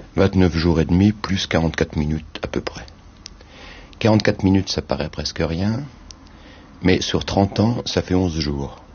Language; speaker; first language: French; native; French